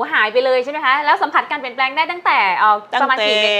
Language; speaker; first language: Thai; native; Thai